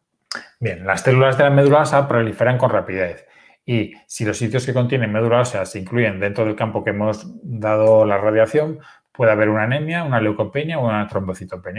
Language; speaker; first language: Spanish; native; Spanish